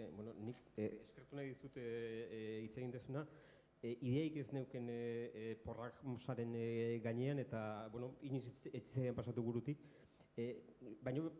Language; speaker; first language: Basque; native; Basque